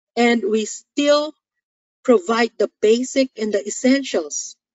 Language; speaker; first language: English; non-native, local second language; Min Nan Chinese